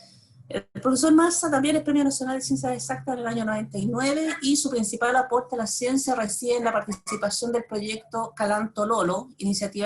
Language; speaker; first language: Spanish; native; Spanish